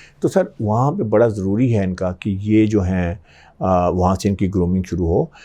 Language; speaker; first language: Urdu; native; Urdu